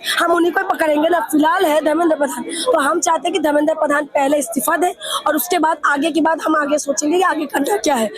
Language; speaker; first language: Hindi; non-native, local second language; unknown